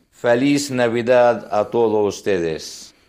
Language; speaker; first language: Spanish; non-native, fluent; Arabic